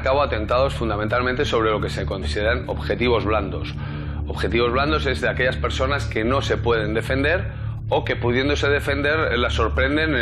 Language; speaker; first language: Spanish; native; Spanish